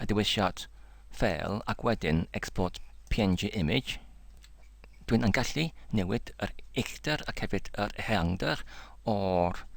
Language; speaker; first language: Welsh; non-native, learner; English